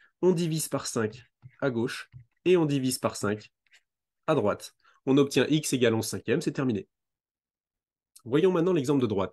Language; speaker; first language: French; native; French